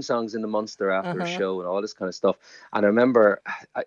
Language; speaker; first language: English; native; English